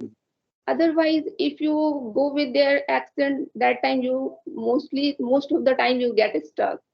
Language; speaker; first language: English; non-native, learner; Hindi